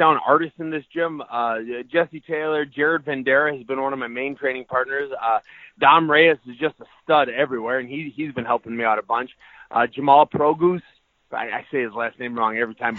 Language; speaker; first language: English; native; English